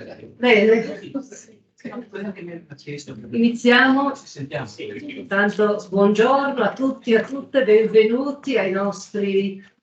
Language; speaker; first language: Italian; native; Italian